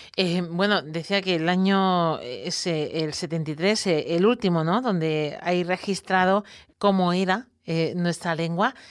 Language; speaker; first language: Spanish; native; Spanish